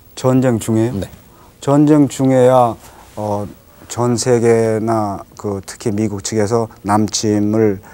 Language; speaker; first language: Korean; native; Korean